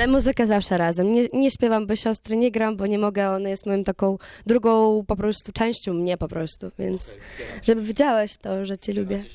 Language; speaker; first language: Polish; non-native, learner; Ukrainian